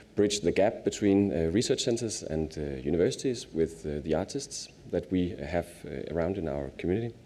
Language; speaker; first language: English; non-native, fluent; Danish